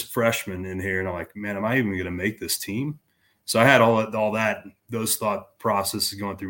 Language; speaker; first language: English; native; English